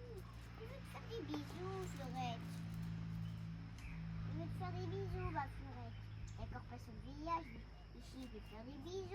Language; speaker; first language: French; native; French